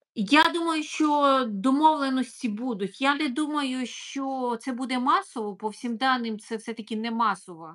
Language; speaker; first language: Ukrainian; non-native, local second language; Russian